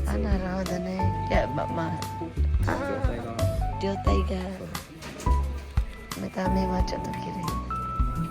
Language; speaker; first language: Japanese; non-native, fluent; Filipino